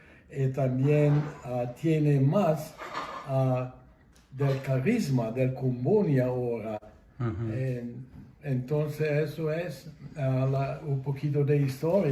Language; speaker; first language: Spanish; non-native, fluent; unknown